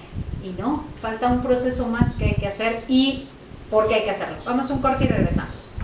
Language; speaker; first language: Spanish; native; Spanish